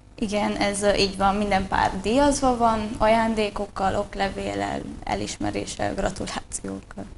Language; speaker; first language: Hungarian; native; Hungarian